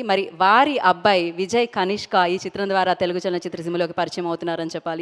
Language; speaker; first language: Telugu; native; Telugu